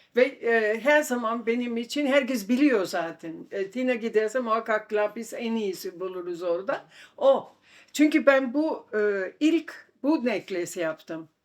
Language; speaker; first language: Turkish; non-native, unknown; German